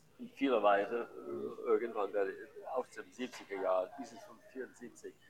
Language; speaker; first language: German; non-native, fluent; English